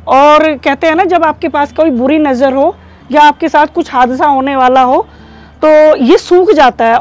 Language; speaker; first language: Hindi; native; Hindi